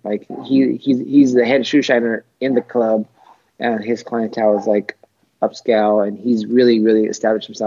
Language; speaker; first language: English; native; English